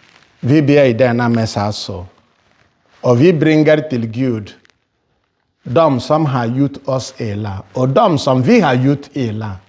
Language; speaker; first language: Swedish; non-native, fluent; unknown